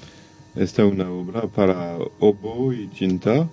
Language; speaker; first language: Spanish; non-native, learner; French